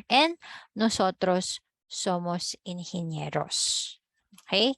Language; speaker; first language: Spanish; non-native, fluent; Filipino